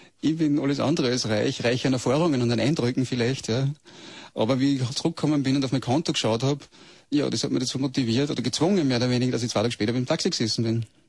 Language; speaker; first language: German; native; German